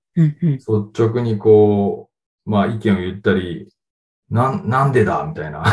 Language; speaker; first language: Japanese; native; Japanese